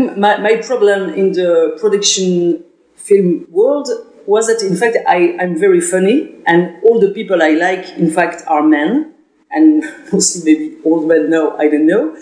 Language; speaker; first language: English; non-native, fluent; French